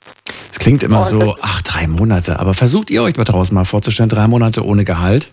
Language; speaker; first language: German; native; German